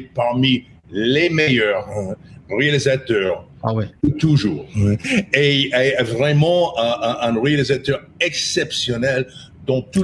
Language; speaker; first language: French; non-native, fluent; English